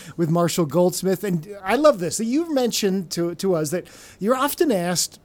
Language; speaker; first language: English; native; English